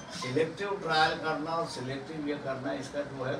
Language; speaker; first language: Hindi; non-native, local second language; Marathi